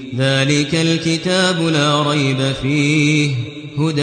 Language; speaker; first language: Arabic; native; Arabic